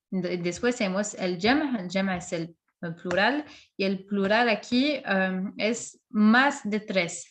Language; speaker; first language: Spanish; non-native, fluent; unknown